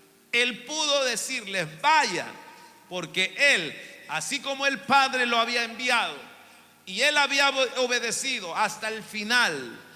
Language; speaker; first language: Spanish; native; Spanish